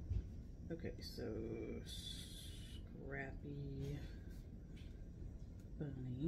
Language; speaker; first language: English; native; English